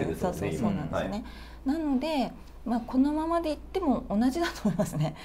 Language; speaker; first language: Japanese; native; Japanese